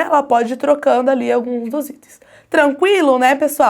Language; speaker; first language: Portuguese; native; Portuguese